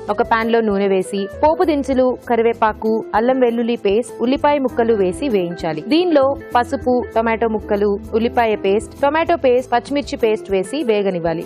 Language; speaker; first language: Telugu; native; Telugu